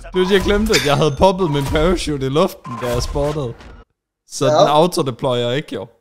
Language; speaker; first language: Danish; native; Danish